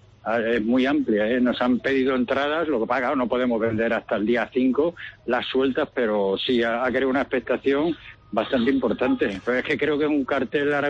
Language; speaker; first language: Spanish; native; Spanish